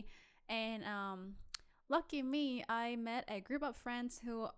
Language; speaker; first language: English; non-native, fluent; Vietnamese